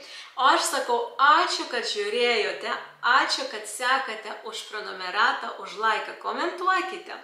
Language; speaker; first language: Lithuanian; non-native, local second language; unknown